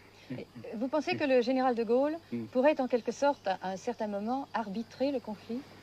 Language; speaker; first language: French; native; French